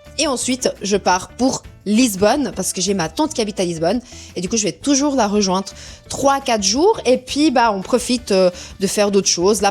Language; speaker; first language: French; early bilingual, other home language; Portuguese